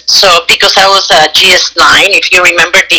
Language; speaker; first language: English; non-native, fluent; Spanish